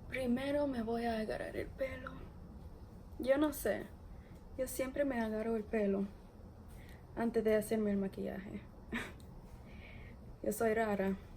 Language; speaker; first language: Spanish; early bilingual, heritage; English